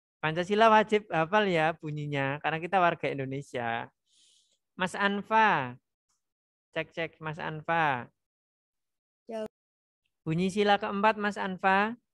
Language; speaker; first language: Indonesian; non-native, local second language; Javanese